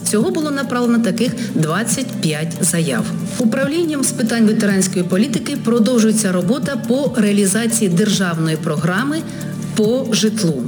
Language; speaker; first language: Ukrainian; native; Ukrainian